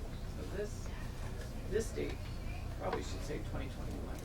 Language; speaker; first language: English; native; English